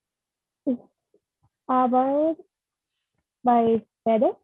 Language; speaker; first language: German; non-native, learner; Spanish